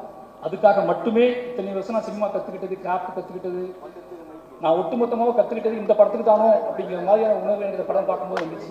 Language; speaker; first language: Tamil; native; Tamil